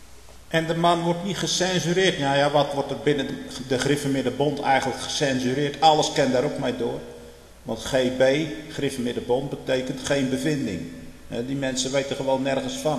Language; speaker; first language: Dutch; native; Dutch